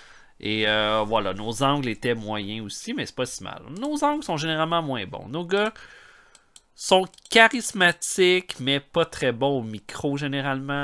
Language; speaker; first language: French; native; French